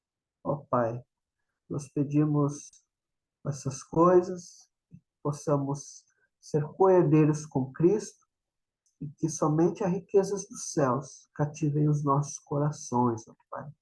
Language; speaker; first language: Portuguese; native; Portuguese